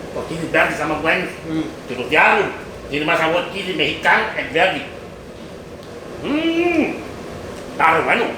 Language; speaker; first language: Spanish; native; Spanish